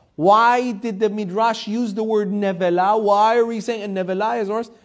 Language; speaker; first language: English; early bilingual, heritage; Persian